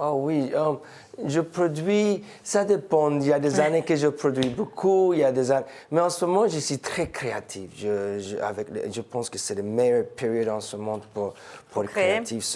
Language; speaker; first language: French; non-native, fluent; English